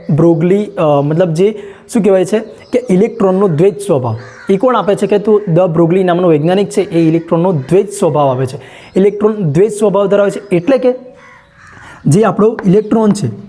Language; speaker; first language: Gujarati; native; Gujarati